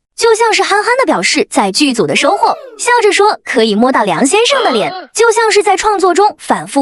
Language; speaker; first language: Chinese; native; Chinese